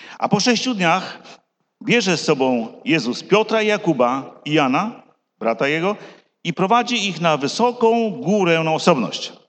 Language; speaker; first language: Polish; native; Polish